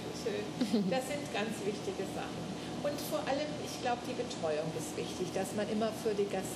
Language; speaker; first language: German; native; German